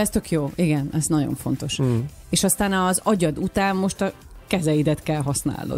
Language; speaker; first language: Hungarian; native; Hungarian